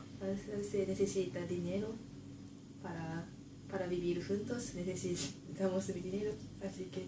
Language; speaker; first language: Spanish; non-native, learner; Japanese